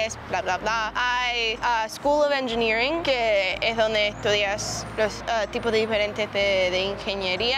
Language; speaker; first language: Spanish; early bilingual, heritage; Spanish